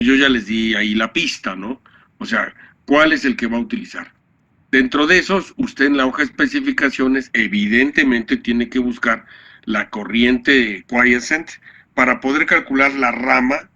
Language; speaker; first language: Spanish; native; Spanish